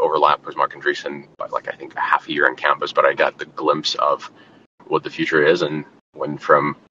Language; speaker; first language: English; non-native, fluent; Ukrainian